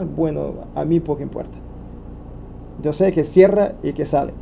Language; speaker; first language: Spanish; non-native, fluent; Portuguese